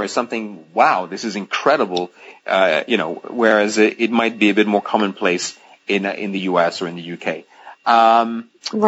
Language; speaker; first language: English; non-native, fluent; Greek